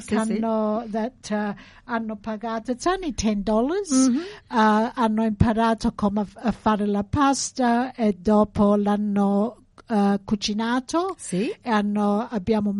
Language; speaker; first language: Italian; early bilingual, heritage; English